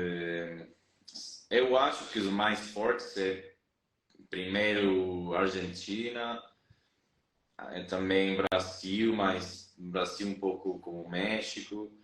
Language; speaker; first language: Portuguese; non-native, fluent; Spanish